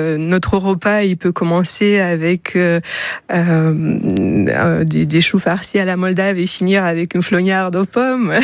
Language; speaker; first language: French; non-native, fluent; Romanian